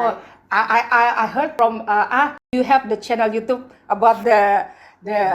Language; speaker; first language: English; non-native, learner; Indonesian